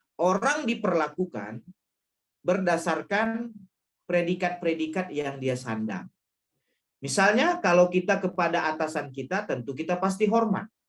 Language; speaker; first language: Indonesian; non-native, local second language; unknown